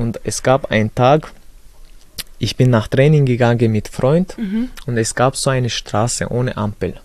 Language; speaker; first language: German; early bilingual, other home language; Chechen